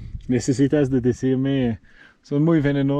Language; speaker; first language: Spanish; non-native, learner; French